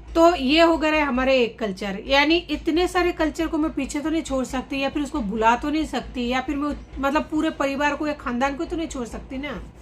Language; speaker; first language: Hindi; non-native, local second language; Bangla